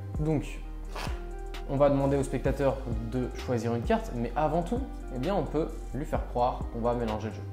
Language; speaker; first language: French; native; French